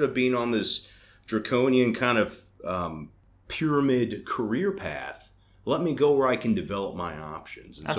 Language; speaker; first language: English; native; English